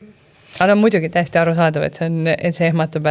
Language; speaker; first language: Estonian; native; Estonian